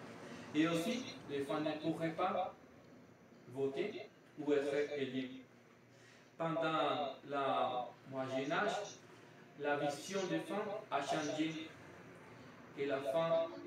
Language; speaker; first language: French; non-native, learner; Spanish